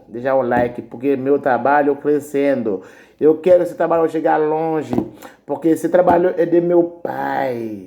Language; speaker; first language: Portuguese; non-native, learner; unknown